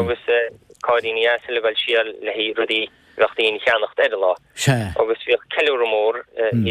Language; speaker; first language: Irish; native; Irish